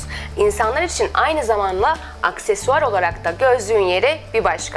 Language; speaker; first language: Turkish; native; Turkish